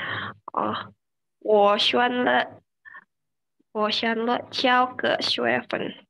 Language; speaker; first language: Chinese; non-native, learner; Indonesian